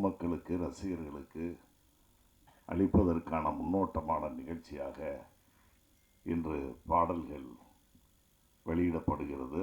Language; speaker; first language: Tamil; native; Tamil